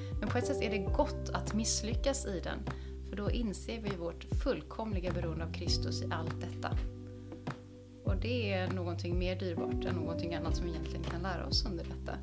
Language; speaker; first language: Swedish; native; Swedish